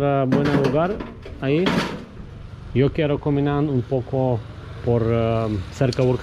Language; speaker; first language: Spanish; non-native, learner; Polish